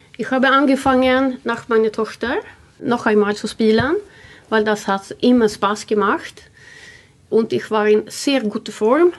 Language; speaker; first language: German; non-native, learner; Swedish